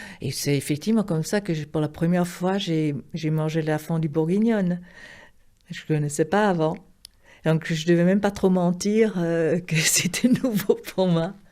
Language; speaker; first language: French; non-native, local second language; Swiss German